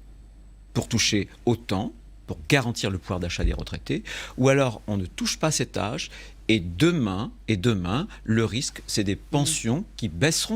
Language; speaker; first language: French; native; French